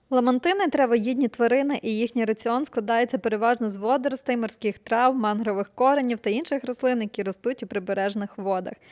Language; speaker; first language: Ukrainian; native; Ukrainian